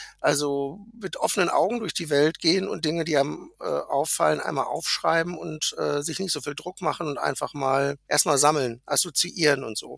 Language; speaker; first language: German; native; German